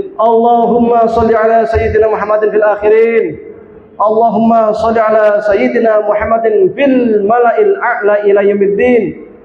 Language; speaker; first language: Indonesian; native; Indonesian